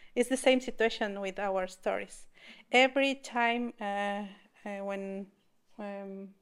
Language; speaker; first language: English; non-native, learner; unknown